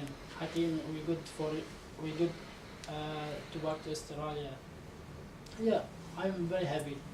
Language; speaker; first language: English; non-native, learner; Arabic